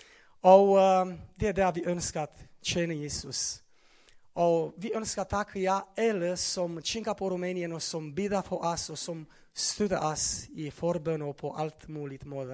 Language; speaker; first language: Swedish; non-native, learner; Romanian